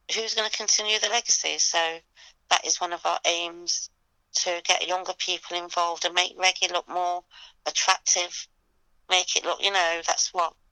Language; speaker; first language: English; native; English